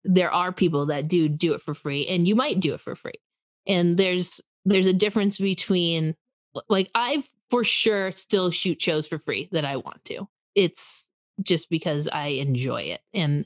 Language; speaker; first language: English; native; English